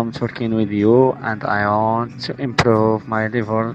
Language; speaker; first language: English; non-native, learner; Arabic